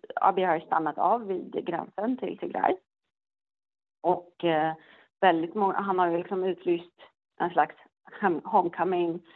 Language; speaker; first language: Swedish; non-native, learner; Tigrinya